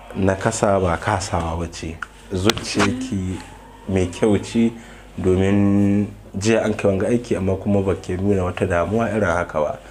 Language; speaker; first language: Hausa; native; Hausa